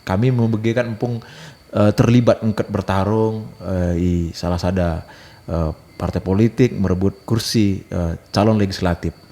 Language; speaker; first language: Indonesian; native; Indonesian